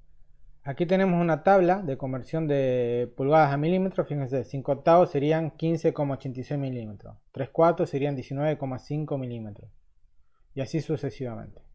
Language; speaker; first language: Spanish; native; Spanish